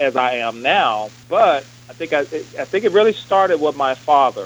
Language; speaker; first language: English; native; English